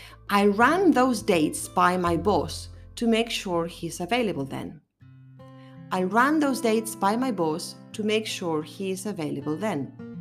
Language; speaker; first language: English; non-native, fluent; Spanish